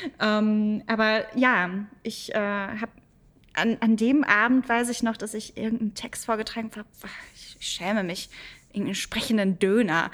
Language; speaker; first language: German; early bilingual, other home language; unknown